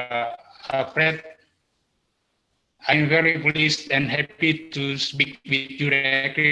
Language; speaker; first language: English; non-native, learner; Indonesian